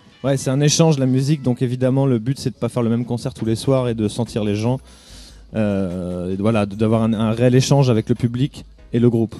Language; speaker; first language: French; native; French